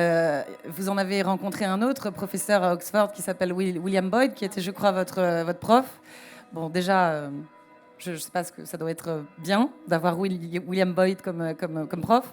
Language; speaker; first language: French; native; French